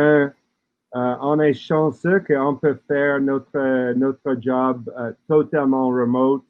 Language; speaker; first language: French; non-native, learner; English